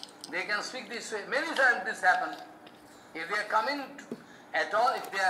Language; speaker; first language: English; non-native, local second language; Bangla